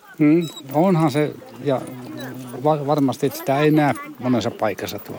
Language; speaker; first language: Finnish; native; Finnish